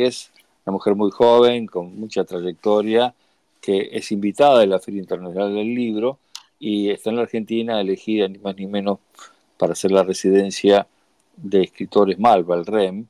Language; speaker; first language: Spanish; native; Spanish